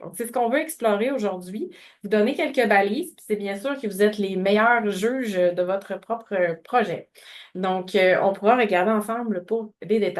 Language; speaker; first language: French; native; French